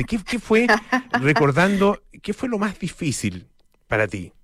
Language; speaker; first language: Spanish; native; Spanish